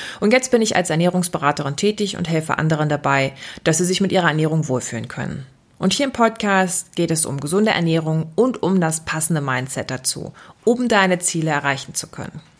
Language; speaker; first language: German; native; German